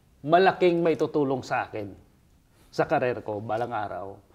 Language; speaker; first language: Filipino; non-native, local second language; Hiligaynon